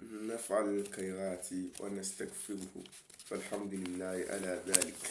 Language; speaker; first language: Arabic; non-native, learner; Yoruba